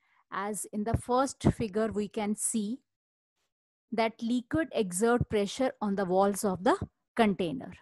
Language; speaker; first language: English; non-native, local second language; Hindi